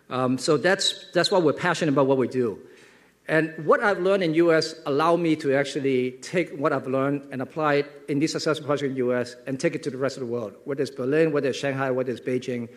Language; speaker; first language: English; non-native, local second language; Cantonese